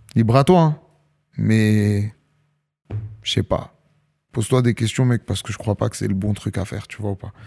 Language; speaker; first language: French; native; French